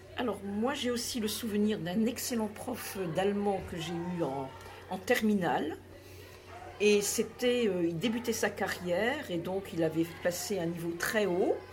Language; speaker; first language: French; native; French